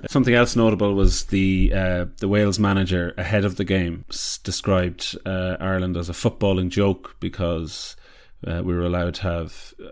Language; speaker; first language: English; native; English